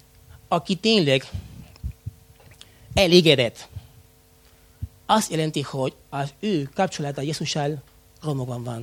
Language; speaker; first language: Hungarian; non-native, fluent; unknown